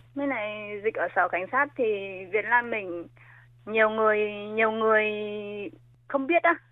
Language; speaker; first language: Vietnamese; native; Vietnamese